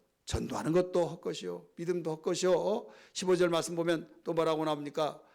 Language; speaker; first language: Korean; native; Korean